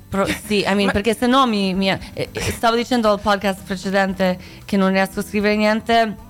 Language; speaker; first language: Italian; non-native, fluent; Croatian